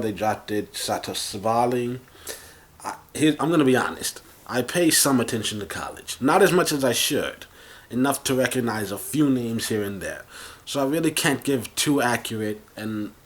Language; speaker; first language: English; native; English